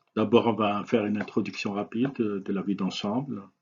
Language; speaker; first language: French; non-native, local second language; Arabic